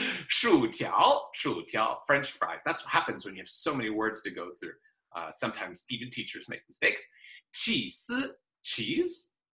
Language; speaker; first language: English; native; English